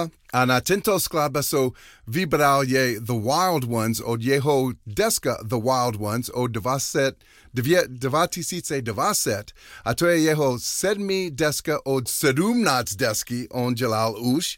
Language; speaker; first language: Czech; non-native, learner; English